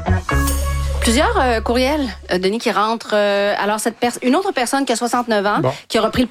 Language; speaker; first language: French; native; French